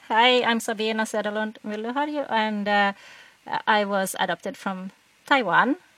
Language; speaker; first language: English; non-native, fluent; Swedish